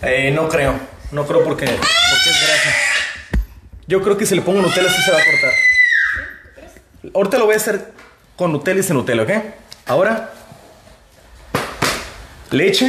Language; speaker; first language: Spanish; native; Spanish